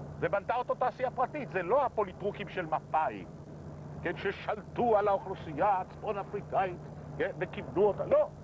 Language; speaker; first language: Hebrew; native; Hebrew